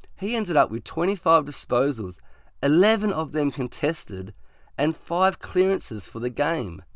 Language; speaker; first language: English; native; English